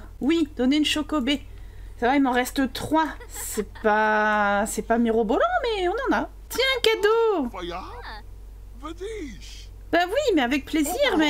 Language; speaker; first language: French; native; French